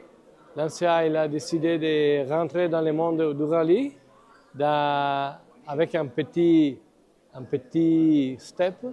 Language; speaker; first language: French; non-native, fluent; Italian